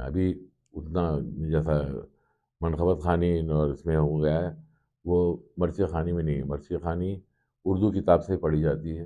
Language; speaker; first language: Urdu; native; Urdu